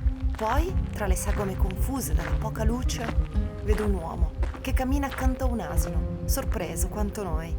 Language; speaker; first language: Italian; native; Italian